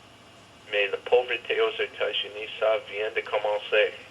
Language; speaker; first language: French; non-native, fluent; English